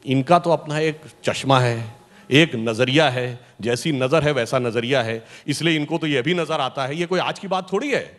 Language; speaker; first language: Hindi; native; Hindi